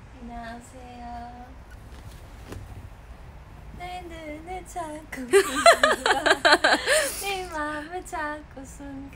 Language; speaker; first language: Korean; non-native, fluent; Chinese